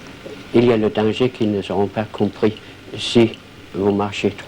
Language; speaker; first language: French; non-native, fluent; Danish